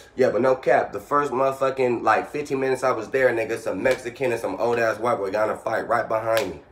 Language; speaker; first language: English; native; English